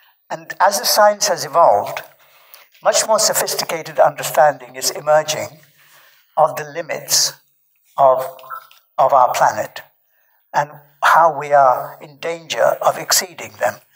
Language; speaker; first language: English; non-native, local second language; Marathi